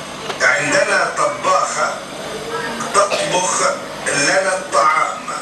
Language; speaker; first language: Arabic; non-native, learner; Indonesian